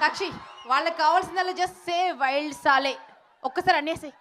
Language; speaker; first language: Telugu; native; Telugu